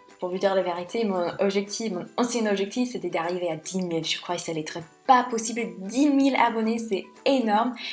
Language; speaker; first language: French; non-native, fluent; English